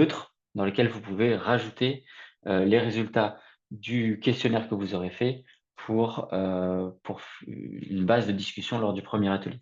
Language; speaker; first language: French; native; French